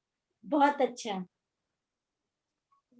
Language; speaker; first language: Hindi; native; Hindi